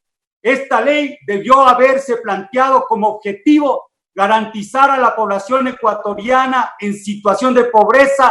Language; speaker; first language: Spanish; native; Spanish